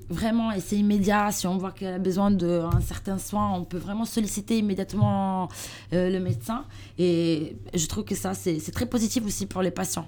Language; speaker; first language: French; non-native, learner; Italian